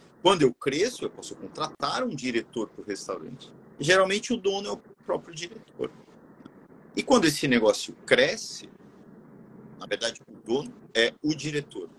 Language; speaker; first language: Portuguese; native; Portuguese